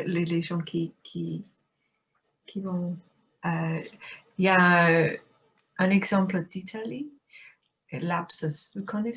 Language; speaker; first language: French; non-native, fluent; English